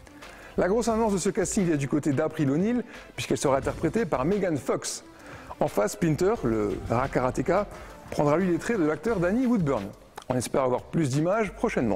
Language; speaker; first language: French; native; French